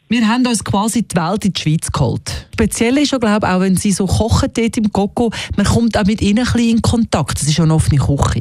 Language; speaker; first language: German; native; German